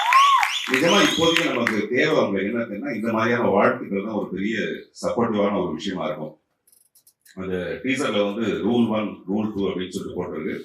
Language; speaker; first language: Tamil; native; Tamil